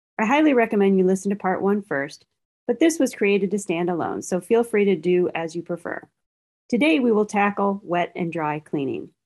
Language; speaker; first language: English; native; English